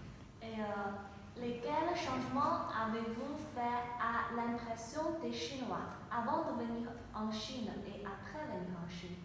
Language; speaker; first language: French; non-native, learner; Chinese